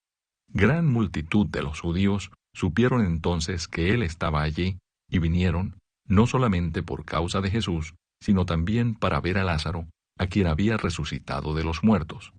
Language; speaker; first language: Spanish; native; Spanish